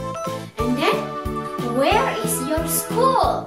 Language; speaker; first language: English; non-native, fluent; Indonesian